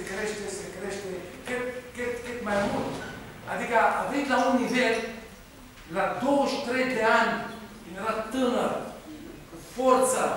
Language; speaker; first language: Romanian; non-native, learner; Hebrew